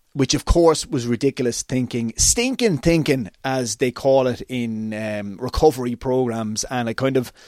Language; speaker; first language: English; native; English